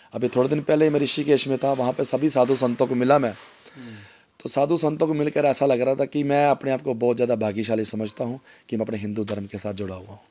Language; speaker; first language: Hindi; non-native, local second language; Punjabi